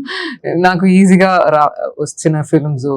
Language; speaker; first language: Telugu; non-native, learner; Tamil